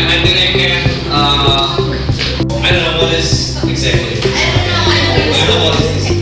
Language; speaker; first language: English; non-native, fluent; Indonesian